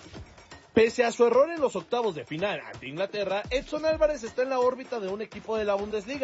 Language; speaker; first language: Spanish; native; Spanish